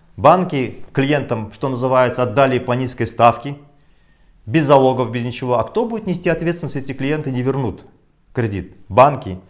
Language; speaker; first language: Russian; non-native, local second language; Kazakh